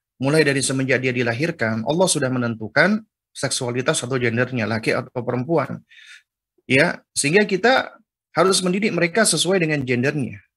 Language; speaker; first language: Indonesian; native; Indonesian